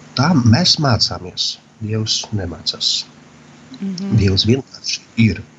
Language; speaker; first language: Latvian; non-native, fluent; Polish